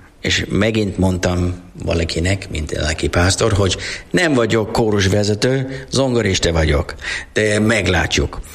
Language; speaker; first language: Hungarian; non-native, learner; English